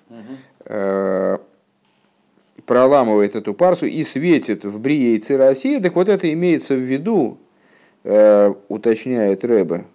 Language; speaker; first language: Russian; native; Russian